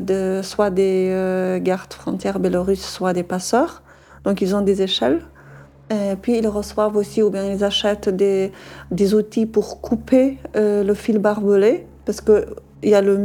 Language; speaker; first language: French; non-native, fluent; Polish